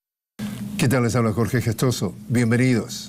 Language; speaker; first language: Spanish; native; Spanish